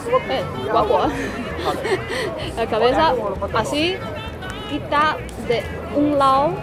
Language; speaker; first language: Spanish; non-native, learner; Chinese